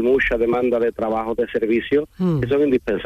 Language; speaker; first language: Spanish; native; Spanish